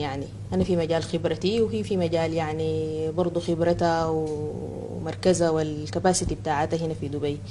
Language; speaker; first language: Arabic; native; Arabic